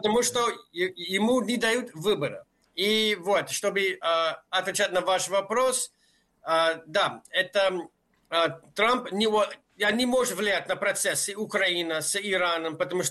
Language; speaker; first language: Russian; non-native, fluent; English